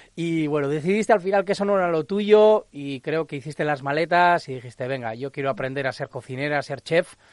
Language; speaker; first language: Spanish; native; Spanish